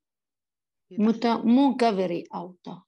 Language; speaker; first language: Finnish; non-native, learner; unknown